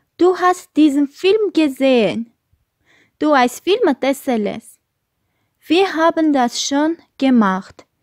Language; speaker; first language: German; non-native, fluent; Armenian